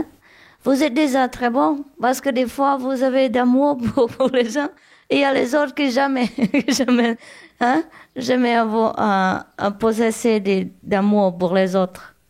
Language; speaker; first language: French; non-native, learner; Chinese